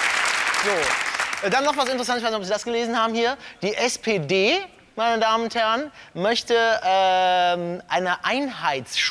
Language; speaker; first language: German; native; German